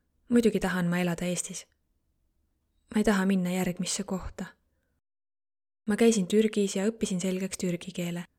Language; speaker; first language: Estonian; non-native, learner; Arabic